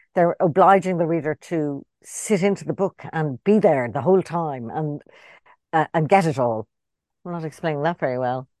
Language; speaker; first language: English; native; English